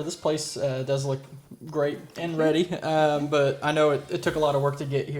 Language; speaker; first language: English; native; English